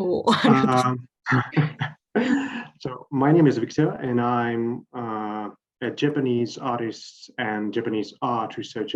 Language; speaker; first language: English; non-native, fluent; Russian